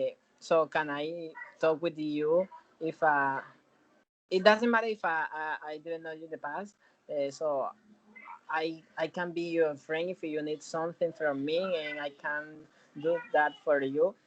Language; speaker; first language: English; non-native, learner; Spanish